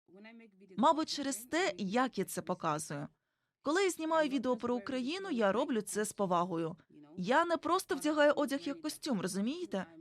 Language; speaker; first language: Ukrainian; non-native, fluent; Igbo